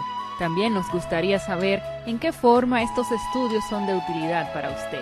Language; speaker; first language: Spanish; native; Spanish